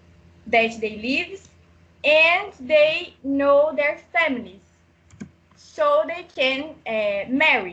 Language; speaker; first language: English; non-native, learner; Portuguese